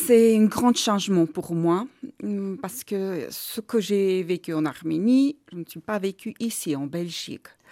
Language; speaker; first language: French; non-native, learner; Armenian